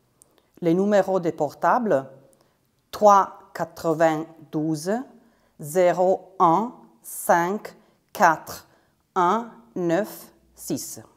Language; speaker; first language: French; non-native, fluent; Italian